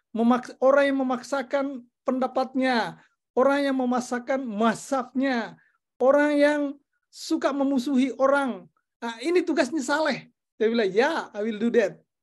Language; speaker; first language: Indonesian; non-native, local second language; Buginese